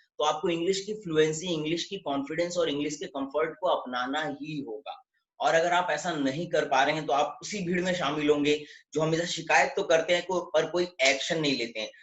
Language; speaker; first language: Hindi; native; Hindi